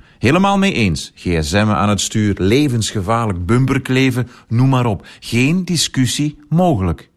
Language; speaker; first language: Dutch; native; Dutch